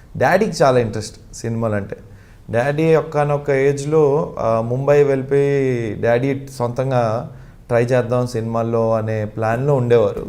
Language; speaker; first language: Telugu; non-native, local second language; Malayalam